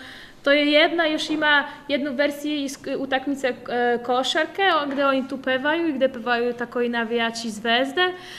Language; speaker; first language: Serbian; non-native, fluent; Polish